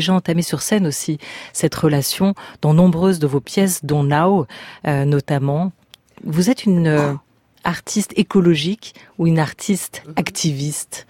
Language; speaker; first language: French; native; French